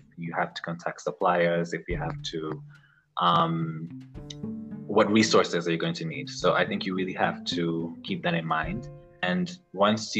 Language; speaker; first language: English; non-native, local second language; Ganda